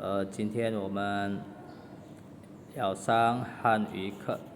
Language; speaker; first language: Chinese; non-native, fluent; Indonesian